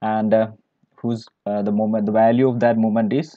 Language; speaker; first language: English; non-native, local second language; Malayalam